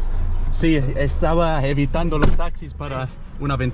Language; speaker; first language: Spanish; non-native, learner; English